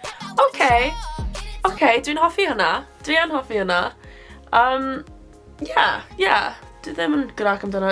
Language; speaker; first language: Welsh; non-native, local second language; English